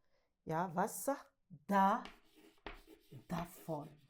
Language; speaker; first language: German; non-native, learner; French